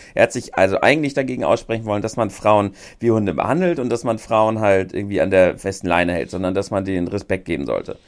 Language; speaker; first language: German; native; German